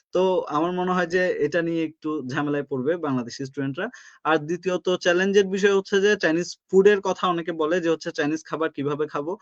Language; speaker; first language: Bangla; native; Bangla